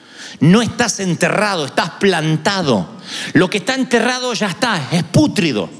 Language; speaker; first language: Spanish; native; Spanish